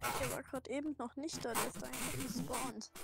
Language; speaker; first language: German; native; German